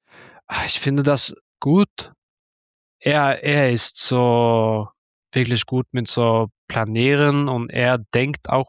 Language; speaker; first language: German; non-native, learner; Norwegian